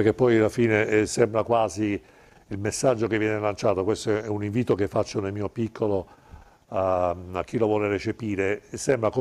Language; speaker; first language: Italian; native; Italian